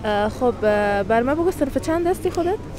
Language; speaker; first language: Persian; native; Persian